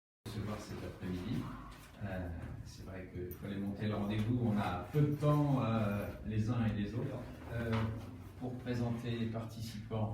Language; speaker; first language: French; native; French